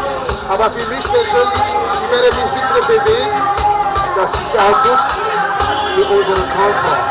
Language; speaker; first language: German; non-native, learner; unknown